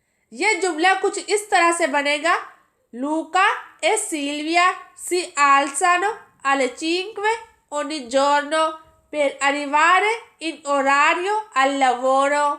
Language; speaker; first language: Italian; non-native, fluent; Urdu